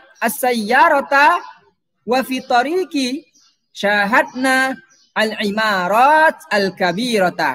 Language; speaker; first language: Arabic; non-native, fluent; Indonesian